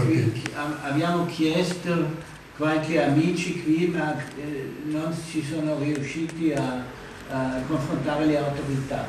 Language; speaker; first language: Italian; non-native, fluent; German